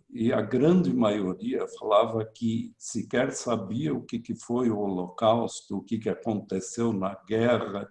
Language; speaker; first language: Portuguese; early bilingual, other home language; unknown